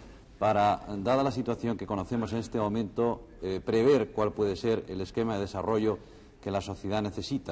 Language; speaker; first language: Spanish; native; Spanish